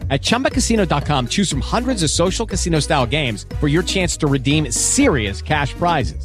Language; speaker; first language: English; native; English